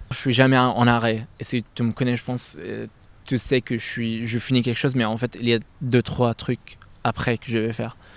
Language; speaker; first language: French; non-native, fluent; Arabic